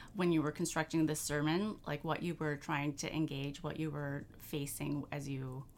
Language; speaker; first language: English; native; English